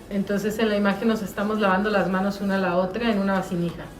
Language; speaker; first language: Spanish; native; Spanish